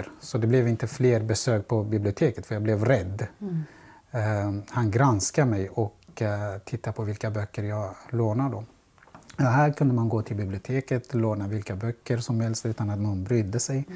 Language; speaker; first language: Swedish; non-native, fluent; Central Kurdish